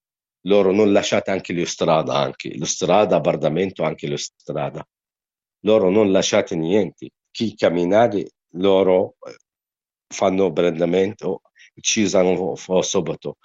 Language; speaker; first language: Italian; non-native, learner; Arabic